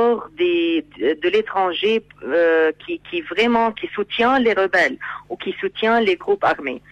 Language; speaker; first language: French; non-native, fluent; Arabic